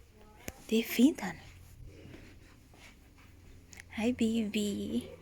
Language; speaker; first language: Swedish; non-native, learner; Filipino